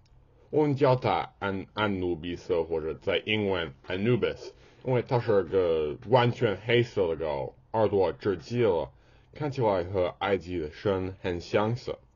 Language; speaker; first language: Chinese; non-native, learner; English